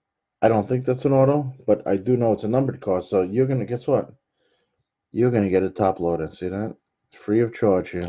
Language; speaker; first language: English; native; English